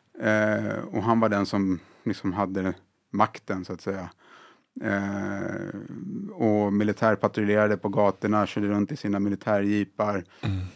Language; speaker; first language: Swedish; early bilingual, other home language; Arabic